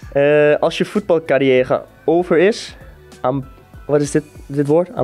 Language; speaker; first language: Dutch; non-native, fluent; Danish